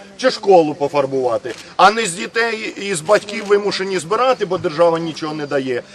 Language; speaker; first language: Ukrainian; native; Ukrainian